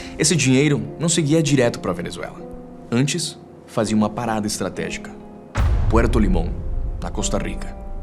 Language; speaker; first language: Portuguese; non-native, fluent; Spanish